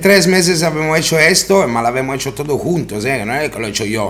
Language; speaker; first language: Spanish; non-native, fluent; Italian